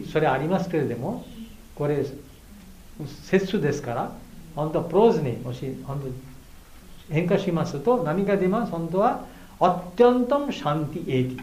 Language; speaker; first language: Japanese; non-native, learner; Bangla